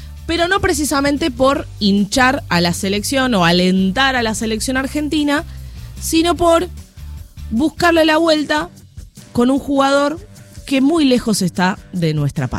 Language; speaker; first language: Spanish; native; Spanish